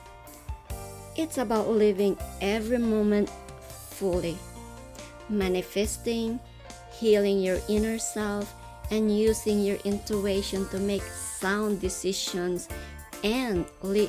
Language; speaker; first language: English; non-native, local second language; Filipino